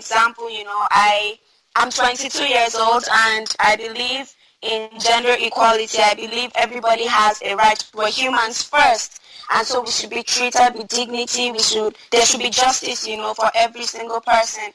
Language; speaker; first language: English; non-native, local second language; Hausa